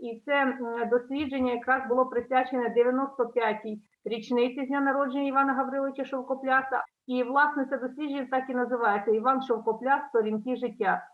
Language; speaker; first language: Ukrainian; native; Ukrainian